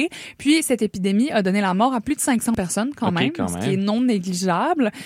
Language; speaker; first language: French; native; French